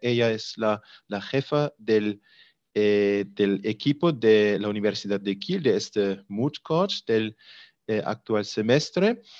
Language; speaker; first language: Spanish; non-native, fluent; German